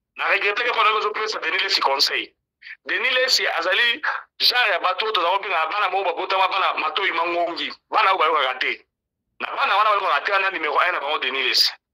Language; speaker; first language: Lingala; non-native, local second language; Kongo